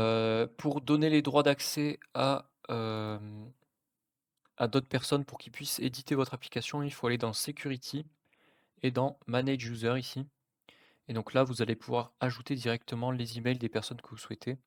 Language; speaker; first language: French; native; French